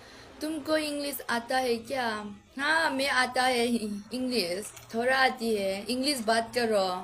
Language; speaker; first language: Hindi; non-native, learner; Mizo